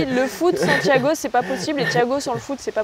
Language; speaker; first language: French; native; French